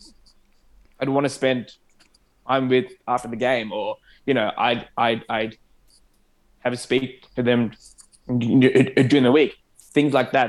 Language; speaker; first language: English; non-native, local second language; Arabic